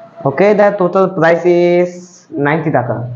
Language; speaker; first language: English; non-native, learner; Bangla